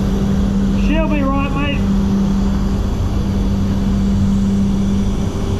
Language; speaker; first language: English; native; English